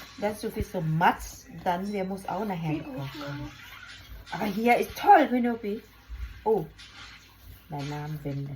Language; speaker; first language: German; non-native, learner; Thai